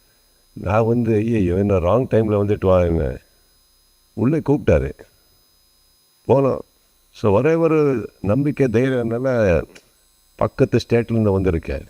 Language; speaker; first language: Tamil; non-native, learner; Kannada